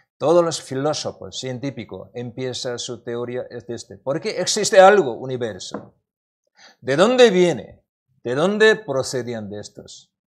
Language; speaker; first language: Spanish; non-native, learner; Korean